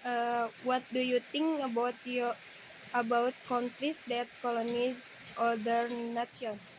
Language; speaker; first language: English; non-native, learner; Indonesian